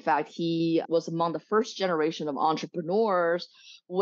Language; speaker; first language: English; early bilingual, other home language; Chinese